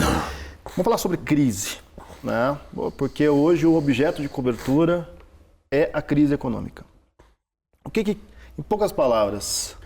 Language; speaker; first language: Portuguese; native; Portuguese